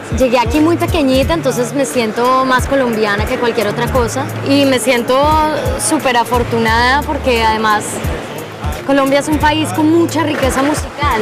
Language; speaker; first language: Spanish; early bilingual, other home language; English